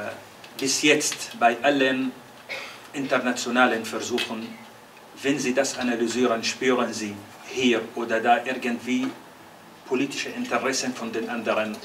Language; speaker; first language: German; non-native, fluent; Arabic